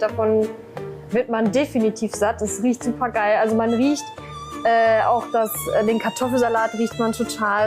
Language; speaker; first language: German; native; German